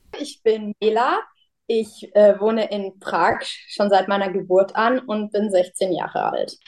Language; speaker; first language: German; early bilingual, heritage; German